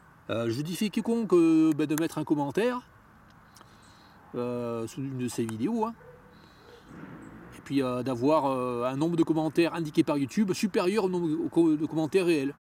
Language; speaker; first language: French; native; French